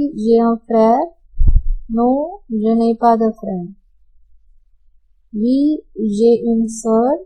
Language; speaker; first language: French; non-native, fluent; Hindi